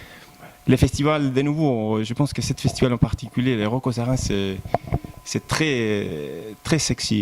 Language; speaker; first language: French; non-native, fluent; Spanish